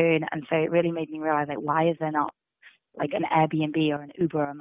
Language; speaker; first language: English; native; English